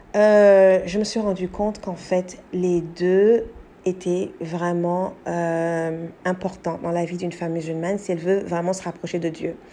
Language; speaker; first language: French; non-native, local second language; English